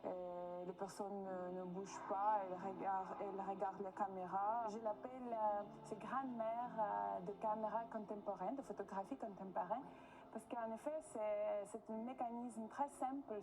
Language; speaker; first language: French; non-native, learner; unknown